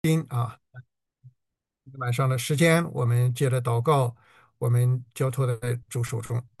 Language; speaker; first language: Chinese; native; Chinese